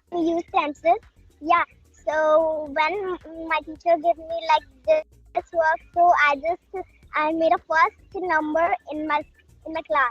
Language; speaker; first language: English; non-native, learner; Hindi